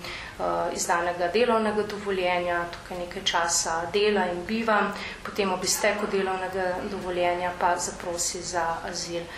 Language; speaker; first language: Slovenian; native; Slovenian